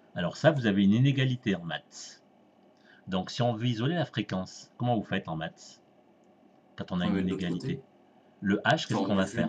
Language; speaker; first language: French; native; French